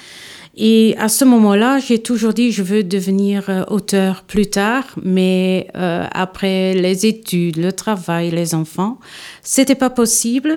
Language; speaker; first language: French; non-native, local second language; Dutch